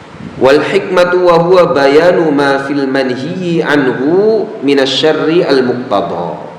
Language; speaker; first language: Arabic; non-native, fluent; Indonesian